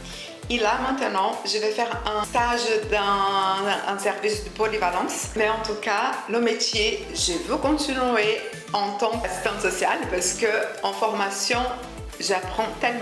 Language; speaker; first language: French; non-native, fluent; Portuguese